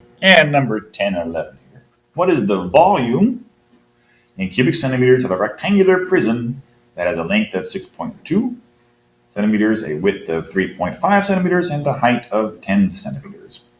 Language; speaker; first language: English; native; English